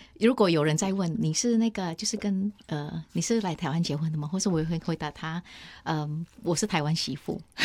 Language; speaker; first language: Chinese; non-native, fluent; Indonesian